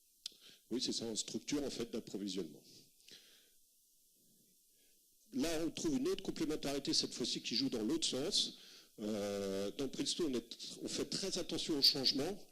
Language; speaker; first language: French; native; French